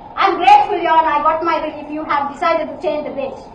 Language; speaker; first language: English; non-native, local second language; Sinhala